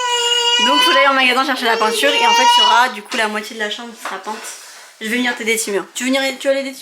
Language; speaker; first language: French; native; French